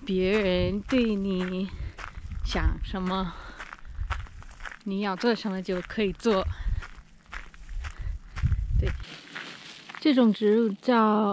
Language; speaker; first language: Chinese; non-native, fluent; English